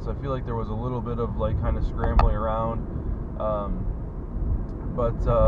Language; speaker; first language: English; native; English